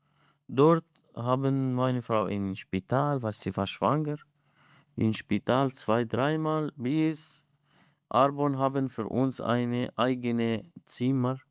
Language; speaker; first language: German; non-native, learner; Arabic